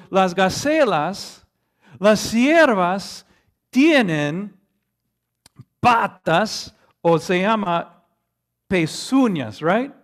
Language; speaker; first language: Spanish; non-native, fluent; English